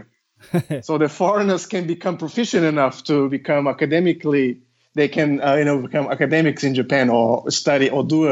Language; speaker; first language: English; non-native, fluent; Portuguese